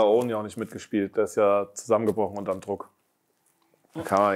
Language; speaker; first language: German; native; German